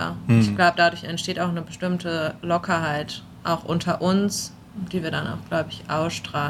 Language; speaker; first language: German; native; German